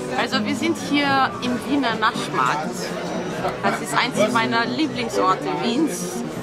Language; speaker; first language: German; non-native, fluent; Romanian